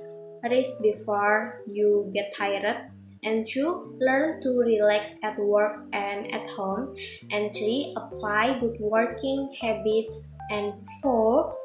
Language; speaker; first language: English; non-native, fluent; Indonesian